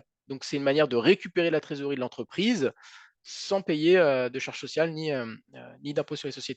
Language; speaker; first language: French; native; French